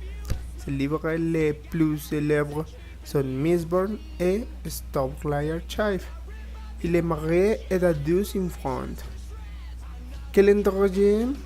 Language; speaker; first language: French; non-native, learner; Spanish